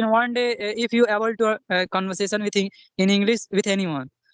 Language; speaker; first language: English; non-native, learner; Hindi